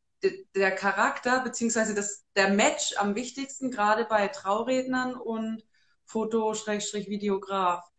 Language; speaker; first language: German; native; German